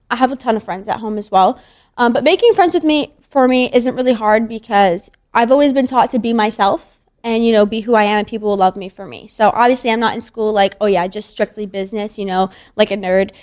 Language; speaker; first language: English; native; English